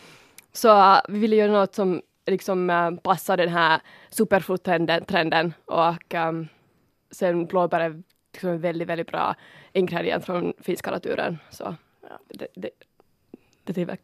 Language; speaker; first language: Swedish; non-native, local second language; Finnish